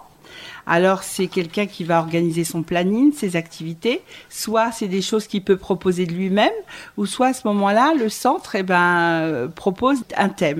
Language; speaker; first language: French; native; French